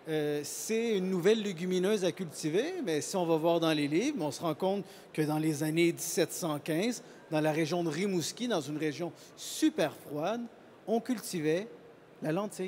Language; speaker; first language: French; native; French